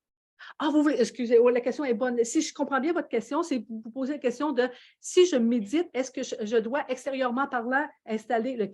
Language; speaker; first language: French; native; French